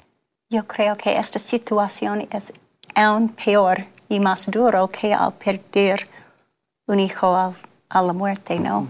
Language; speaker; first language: Spanish; non-native, fluent; English